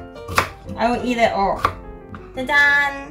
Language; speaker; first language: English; non-native, local second language; Cantonese